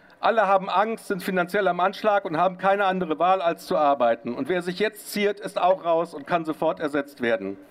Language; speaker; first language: German; native; German